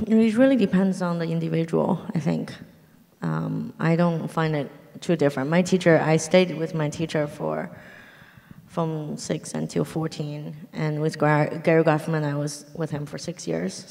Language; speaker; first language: English; early bilingual, other home language; Chinese